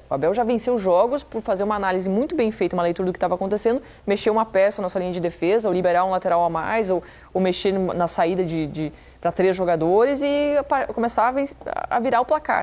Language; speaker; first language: Portuguese; native; Portuguese